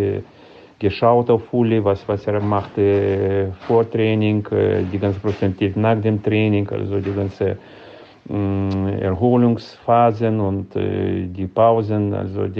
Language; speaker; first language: German; non-native, fluent; Lithuanian